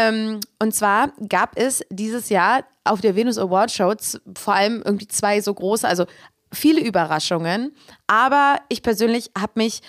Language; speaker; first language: German; native; German